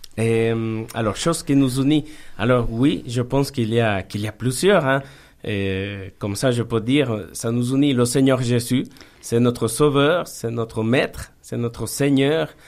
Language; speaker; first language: French; non-native, fluent; Spanish